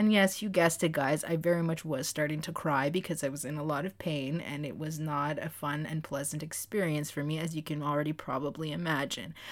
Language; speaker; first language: English; early bilingual, other home language; Spanish